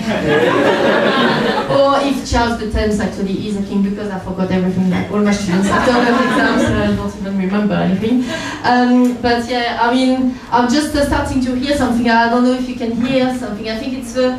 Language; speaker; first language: English; non-native, fluent; French